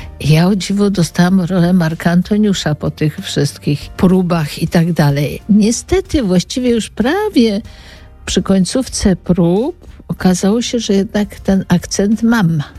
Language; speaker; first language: Polish; native; Polish